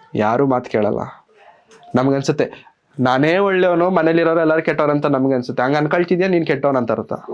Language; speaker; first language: Kannada; non-native, local second language; Telugu